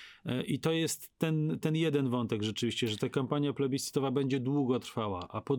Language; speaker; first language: Polish; native; Polish